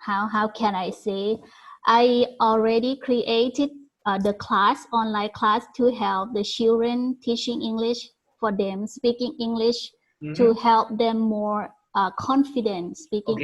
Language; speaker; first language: English; non-native, learner; Thai